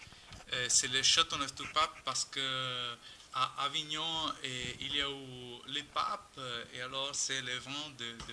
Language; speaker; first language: French; non-native, learner; Italian